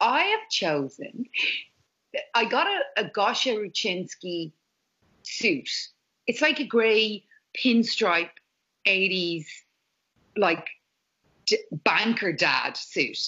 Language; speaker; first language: English; native; English